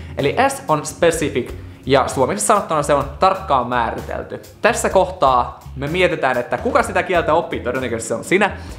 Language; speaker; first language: Finnish; non-native, fluent; Russian